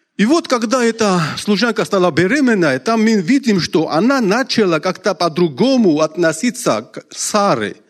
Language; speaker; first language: Russian; non-native, local second language; Georgian